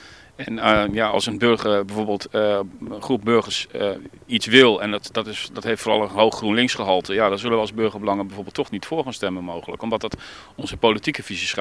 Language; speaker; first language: Dutch; native; Dutch